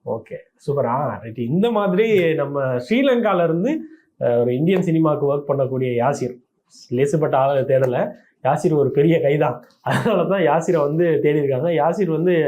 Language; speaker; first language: Tamil; native; Tamil